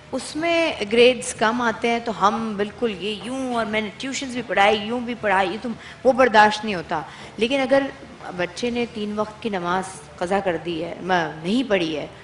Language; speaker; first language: Urdu; native; Urdu